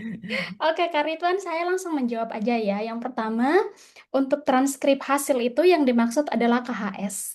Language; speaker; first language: Indonesian; native; Indonesian